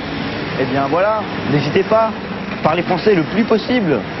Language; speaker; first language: French; native; French